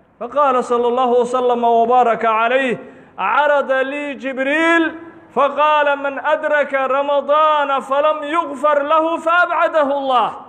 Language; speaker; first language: Arabic; non-native, local second language; Somali